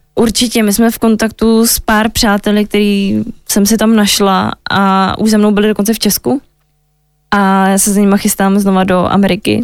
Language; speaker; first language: Czech; native; Czech